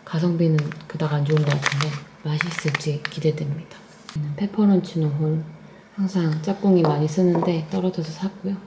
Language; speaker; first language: Korean; native; Korean